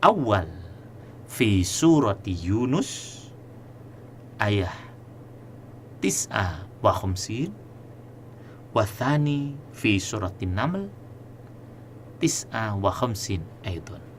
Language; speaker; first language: Arabic; non-native, fluent; Indonesian